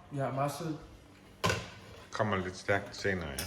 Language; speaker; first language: Danish; non-native, learner; Thai